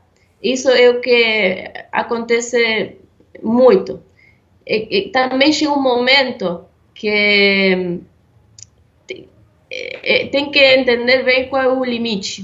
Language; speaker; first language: Portuguese; non-native, fluent; Spanish